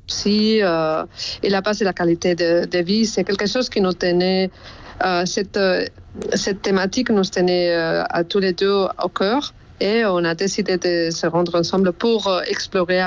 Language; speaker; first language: French; non-native, fluent; Spanish